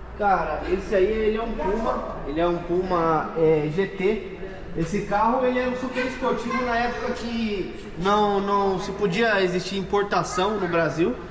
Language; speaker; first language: Portuguese; native; Portuguese